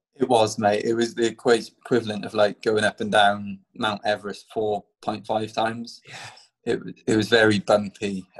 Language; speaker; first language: English; native; English